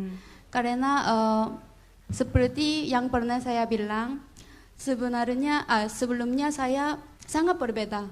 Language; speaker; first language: Indonesian; non-native, learner; Korean